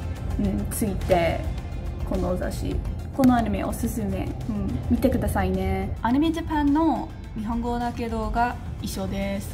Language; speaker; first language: Japanese; non-native, learner; English